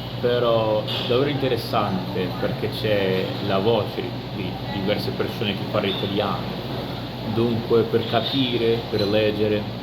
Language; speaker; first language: Italian; non-native, learner; Portuguese